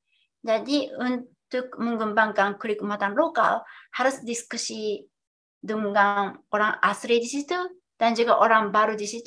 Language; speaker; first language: Indonesian; non-native, fluent; Japanese